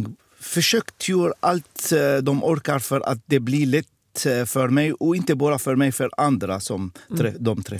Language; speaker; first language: Swedish; non-native, fluent; Arabic